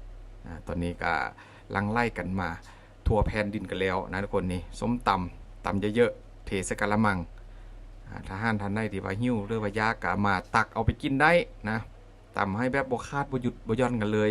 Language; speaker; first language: Thai; non-native, local second language; Northeastern Thai